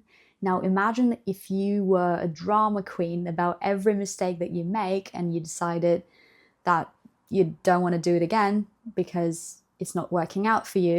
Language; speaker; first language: English; non-native, fluent; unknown